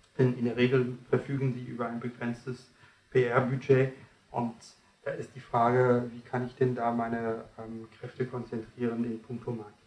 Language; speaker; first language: German; non-native, fluent; French